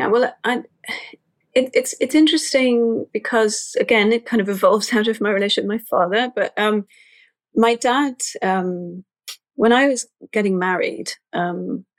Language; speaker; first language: English; native; English